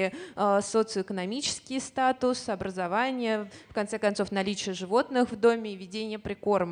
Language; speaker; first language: Russian; native; Russian